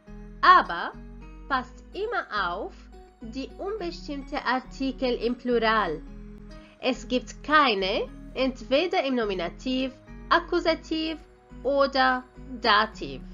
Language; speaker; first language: German; non-native, fluent; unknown